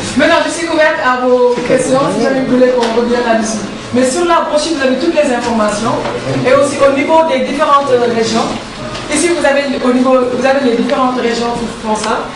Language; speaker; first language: French; non-native, local second language; Wolof